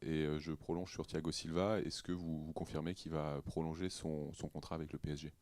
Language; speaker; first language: French; native; French